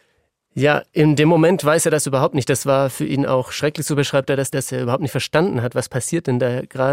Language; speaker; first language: German; native; German